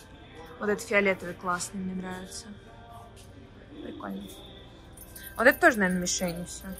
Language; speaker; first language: Russian; native; Russian